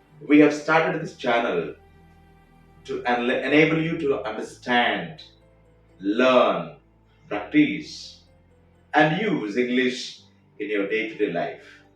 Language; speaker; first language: English; non-native, local second language; Telugu